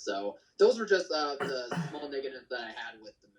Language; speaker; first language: English; native; English